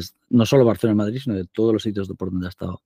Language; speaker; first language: Spanish; native; Spanish